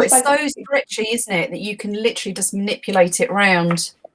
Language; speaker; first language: English; native; English